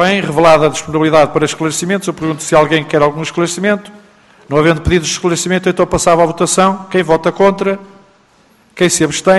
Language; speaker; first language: Portuguese; native; Portuguese